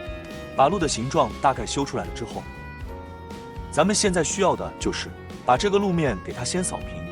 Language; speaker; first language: Chinese; native; Chinese